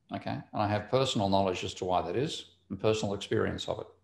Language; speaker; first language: English; native; English